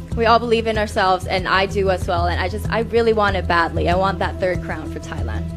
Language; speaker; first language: English; non-native, fluent; Thai